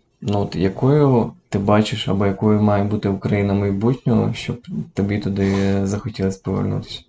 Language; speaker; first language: Ukrainian; native; Ukrainian